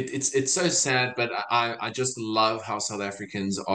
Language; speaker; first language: English; native; English